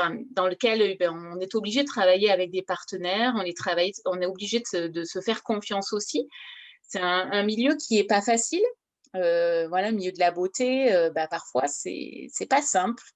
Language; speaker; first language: French; native; French